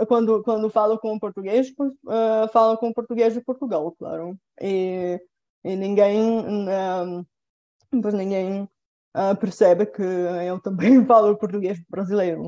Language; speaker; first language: Portuguese; non-native, fluent; Bulgarian